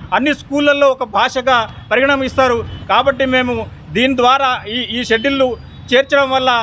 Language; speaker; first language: Telugu; non-native, local second language; Lambadi